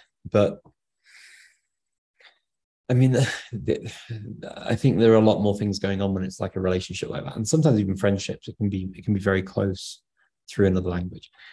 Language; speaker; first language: English; native; English